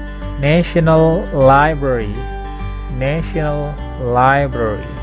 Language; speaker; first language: English; non-native, learner; Indonesian